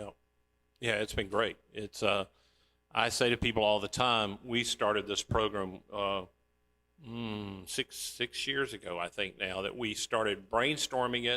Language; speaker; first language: English; native; English